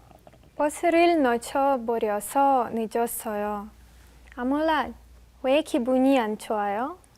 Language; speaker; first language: Korean; non-native, learner; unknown